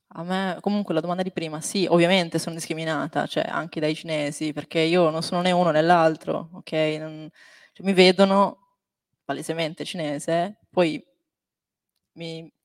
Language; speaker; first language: Italian; early bilingual, other home language; Chinese